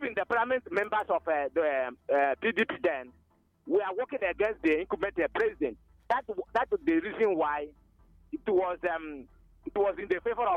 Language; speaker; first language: English; non-native, local second language; Igbo